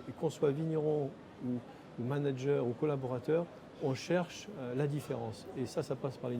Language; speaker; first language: French; native; French